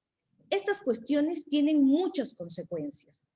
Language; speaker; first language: Spanish; native; Spanish